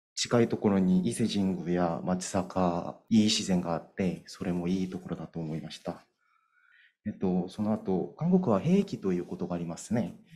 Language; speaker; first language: Japanese; non-native, fluent; Korean